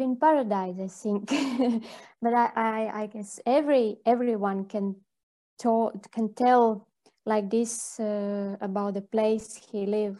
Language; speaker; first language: English; non-native, learner; Latvian